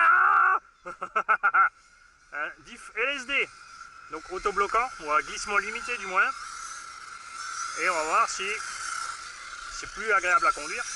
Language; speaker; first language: French; native; French